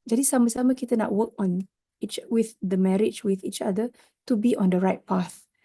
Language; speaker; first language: English; non-native, local second language; Malay